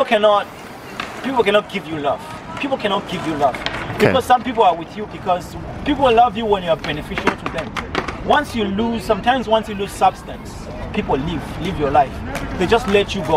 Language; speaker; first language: English; non-native, local second language; Shona